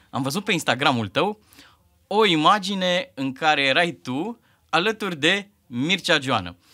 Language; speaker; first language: Romanian; native; Romanian